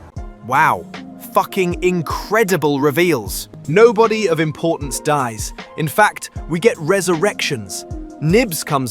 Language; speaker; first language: English; native; English